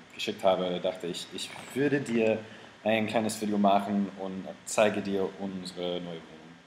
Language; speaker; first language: German; non-native, learner; English